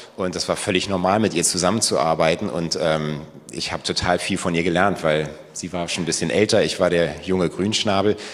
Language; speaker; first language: German; native; German